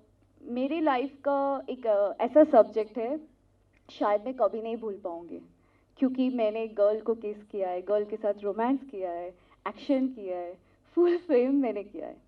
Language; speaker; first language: Hindi; non-native, local second language; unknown